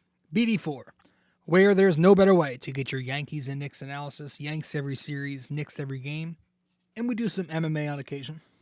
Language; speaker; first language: English; native; English